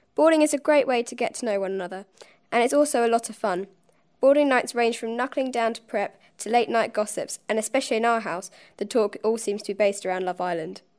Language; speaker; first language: English; non-native, fluent; Chinese